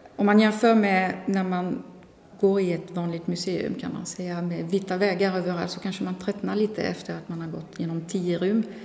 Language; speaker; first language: Swedish; non-native, fluent; French